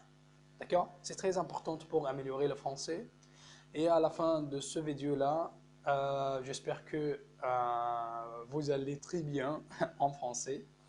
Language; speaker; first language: French; non-native, fluent; Arabic